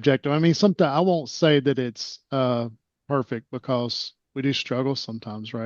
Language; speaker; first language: English; native; English